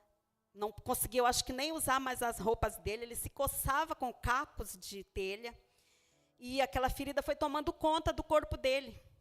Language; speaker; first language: Portuguese; native; Portuguese